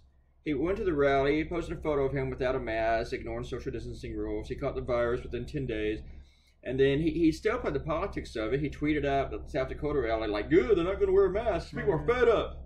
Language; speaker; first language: English; native; English